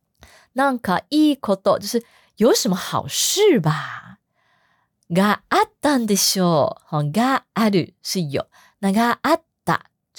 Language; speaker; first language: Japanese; non-native, fluent; Chinese